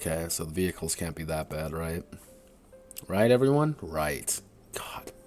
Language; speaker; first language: English; native; English